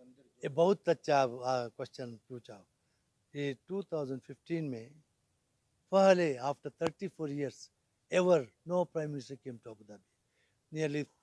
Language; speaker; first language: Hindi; non-native, local second language; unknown